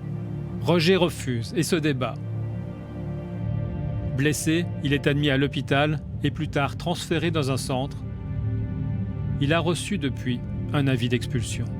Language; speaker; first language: French; native; French